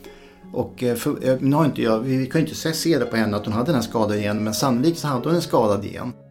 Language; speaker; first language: Swedish; native; Swedish